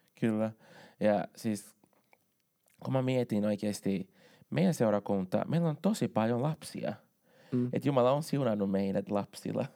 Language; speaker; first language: Finnish; non-native, fluent; Portuguese